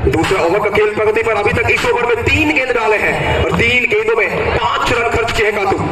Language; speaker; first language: Hindi; non-native, local second language; Bangla